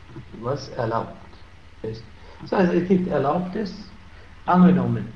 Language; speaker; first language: German; non-native, fluent; Arabic